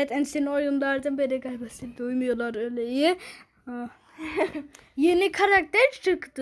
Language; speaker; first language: Turkish; early bilingual, heritage; Turkish